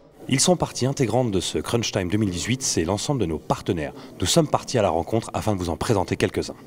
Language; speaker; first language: French; native; French